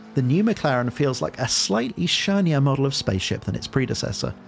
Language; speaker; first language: English; native; English